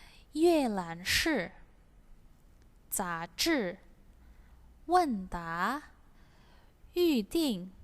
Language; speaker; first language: Chinese; non-native, fluent; Indonesian